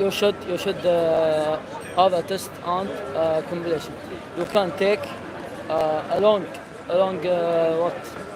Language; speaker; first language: English; non-native, learner; Arabic